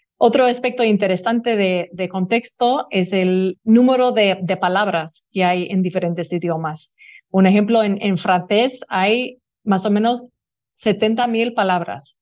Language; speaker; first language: Spanish; early bilingual, heritage; Spanish